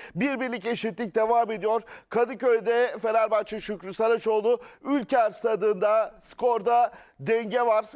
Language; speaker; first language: Turkish; native; Turkish